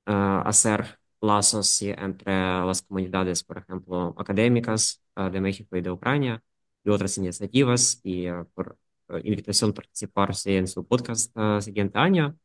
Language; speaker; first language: Spanish; non-native, fluent; Ukrainian